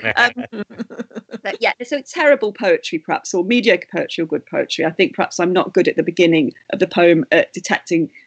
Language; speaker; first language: English; native; English